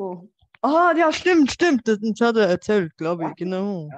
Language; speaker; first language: German; non-native, fluent; Bulgarian